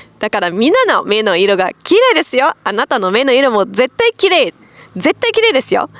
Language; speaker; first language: Japanese; non-native, fluent; German